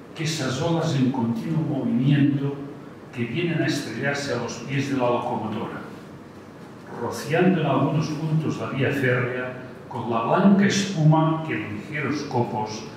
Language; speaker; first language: Spanish; non-native, local second language; Catalan